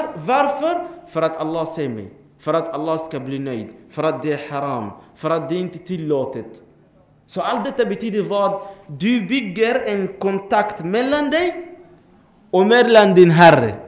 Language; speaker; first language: Swedish; non-native, fluent; Arabic